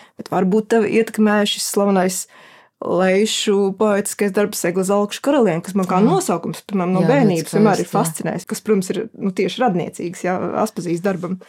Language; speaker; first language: Latvian; native; Latvian